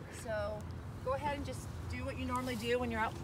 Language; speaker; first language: English; native; English